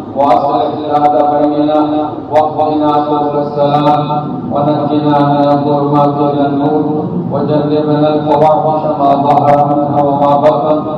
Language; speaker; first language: Arabic; non-native, fluent; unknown